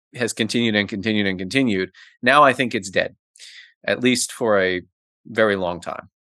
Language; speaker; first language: English; native; English